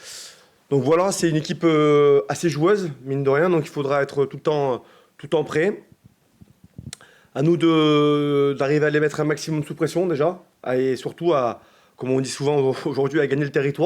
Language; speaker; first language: French; native; French